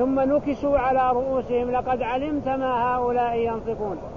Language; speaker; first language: Arabic; native; Arabic